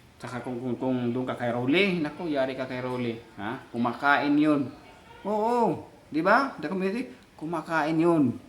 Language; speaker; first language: Filipino; non-native, local second language; Cebuano